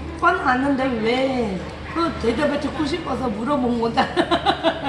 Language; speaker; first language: Korean; non-native, learner; Vietnamese